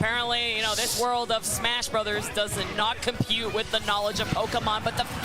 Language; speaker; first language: English; native; English